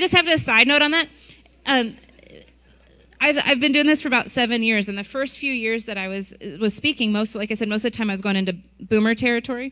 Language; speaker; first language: English; native; English